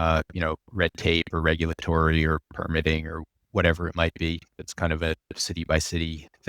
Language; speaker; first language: English; native; English